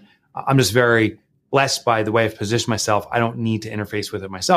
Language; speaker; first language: English; native; English